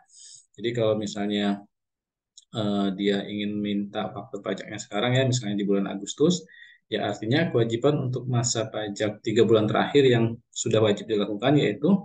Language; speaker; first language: Indonesian; native; Indonesian